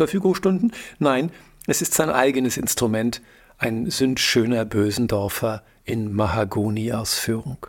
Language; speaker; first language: German; native; German